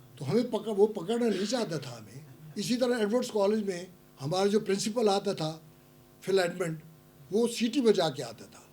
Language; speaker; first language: Urdu; non-native, local second language; Pashto